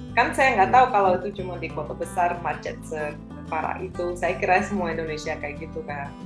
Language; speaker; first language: Indonesian; non-native, fluent; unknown